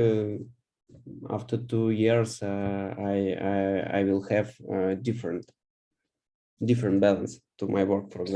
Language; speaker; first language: English; non-native, learner; Russian